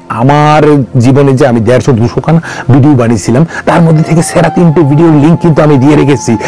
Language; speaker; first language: Bangla; non-native, local second language; Kok Borok